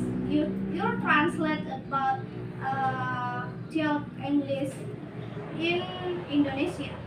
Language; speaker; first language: English; non-native, learner; Indonesian